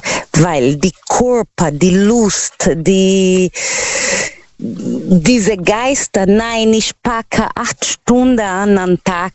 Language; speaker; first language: German; non-native, learner; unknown